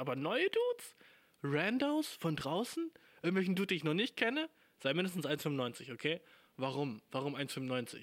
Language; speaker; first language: German; native; German